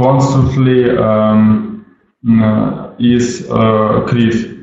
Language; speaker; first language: English; non-native, learner; Russian